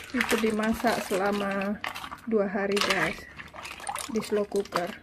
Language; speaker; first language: Indonesian; native; Indonesian